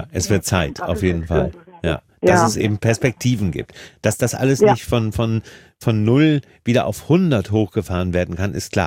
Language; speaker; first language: German; native; German